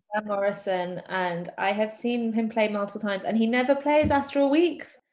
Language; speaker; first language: English; native; English